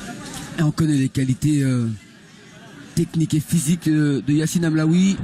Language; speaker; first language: French; native; French